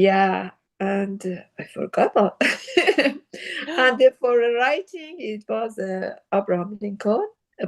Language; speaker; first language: English; non-native, learner; Persian